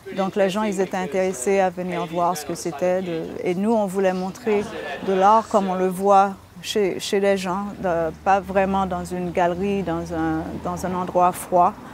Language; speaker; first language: French; early bilingual, heritage; French